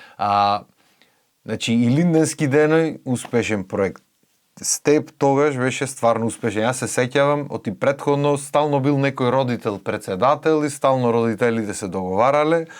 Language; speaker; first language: Macedonian; native; Macedonian